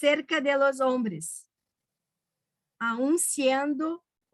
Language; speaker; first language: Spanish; non-native, learner; Portuguese